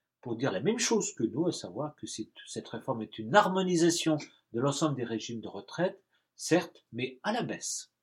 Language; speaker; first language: French; native; French